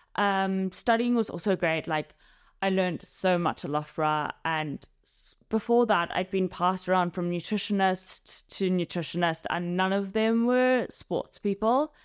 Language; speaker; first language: English; native; English